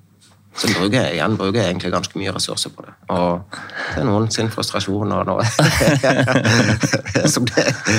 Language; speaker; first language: Norwegian; native; Norwegian